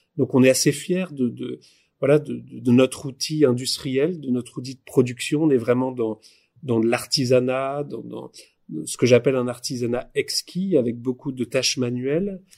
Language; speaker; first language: French; native; French